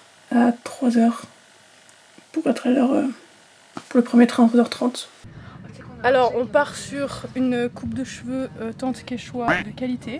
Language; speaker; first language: French; native; French